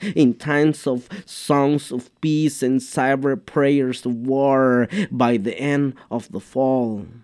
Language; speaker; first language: English; non-native, fluent; Mixtepec Mixtec